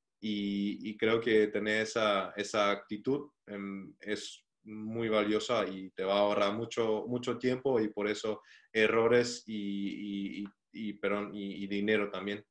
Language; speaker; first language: Spanish; non-native, fluent; German